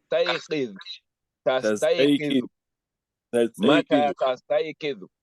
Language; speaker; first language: Arabic; non-native, fluent; English